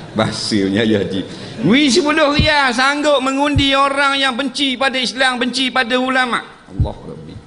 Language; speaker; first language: Malay; native; Malay